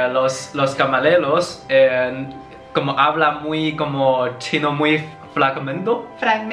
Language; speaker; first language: Spanish; non-native, learner; Chinese